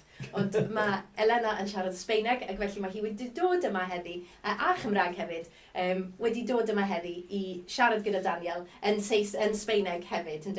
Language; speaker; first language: Welsh; native; Welsh